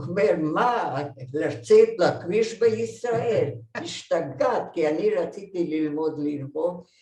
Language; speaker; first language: Hebrew; non-native, fluent; Hungarian